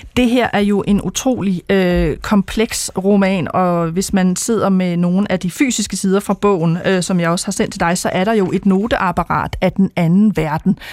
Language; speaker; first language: Danish; native; Danish